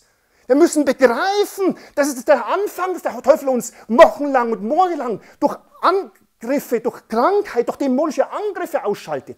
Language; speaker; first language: German; native; German